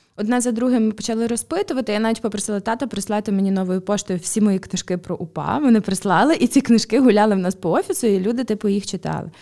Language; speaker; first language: Ukrainian; native; Ukrainian